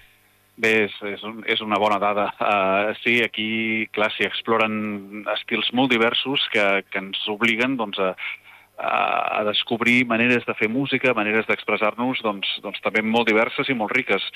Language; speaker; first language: Catalan; native; Catalan